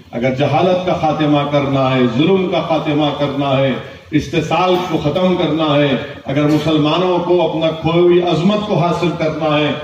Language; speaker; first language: Urdu; native; Urdu